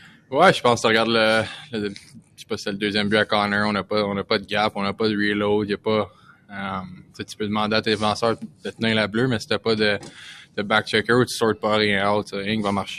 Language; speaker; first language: French; native; French